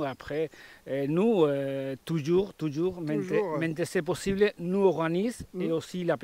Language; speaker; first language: French; non-native, learner; Spanish